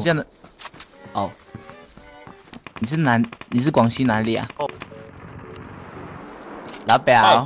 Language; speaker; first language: Chinese; native; Chinese